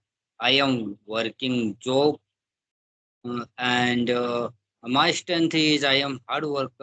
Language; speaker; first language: English; non-native, learner; Hindi